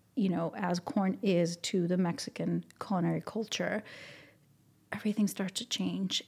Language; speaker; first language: English; non-native, fluent; Spanish